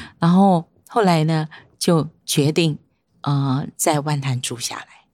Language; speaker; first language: Chinese; non-native, local second language; Hakka Chinese